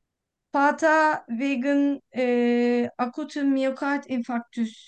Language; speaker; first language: German; non-native, learner; Turkish